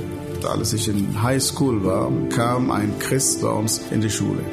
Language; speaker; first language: German; non-native, fluent; Arabic